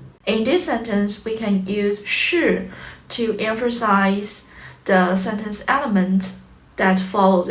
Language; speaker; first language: English; non-native, fluent; Chinese